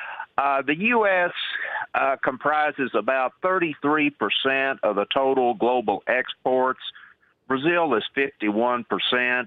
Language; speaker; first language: English; native; English